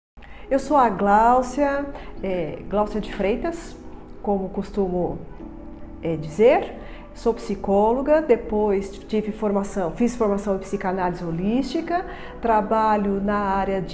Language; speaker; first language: Portuguese; native; Portuguese